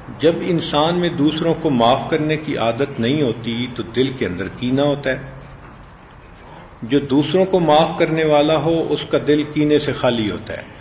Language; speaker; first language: Urdu; non-native, local second language; Punjabi